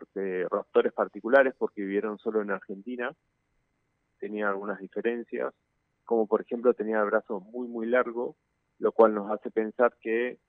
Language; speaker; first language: Spanish; native; Spanish